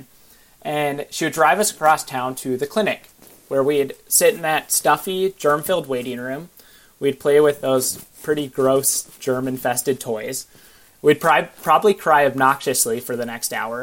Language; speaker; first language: English; native; English